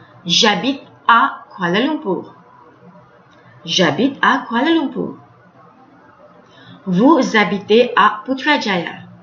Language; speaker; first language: French; non-native, fluent; Malay